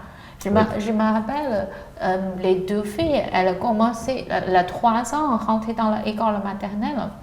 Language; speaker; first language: French; non-native, learner; Chinese